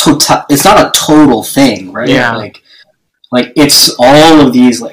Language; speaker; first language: English; native; English